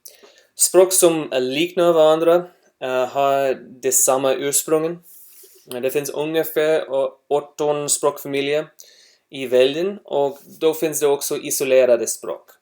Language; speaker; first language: Swedish; non-native, learner; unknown